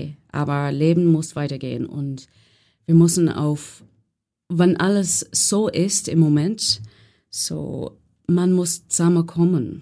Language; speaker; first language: German; non-native, learner; English